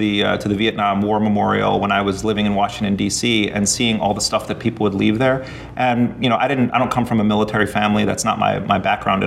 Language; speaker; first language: English; native; English